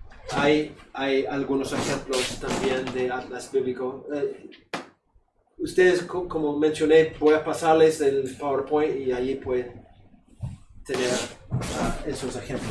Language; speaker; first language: Spanish; non-native, fluent; English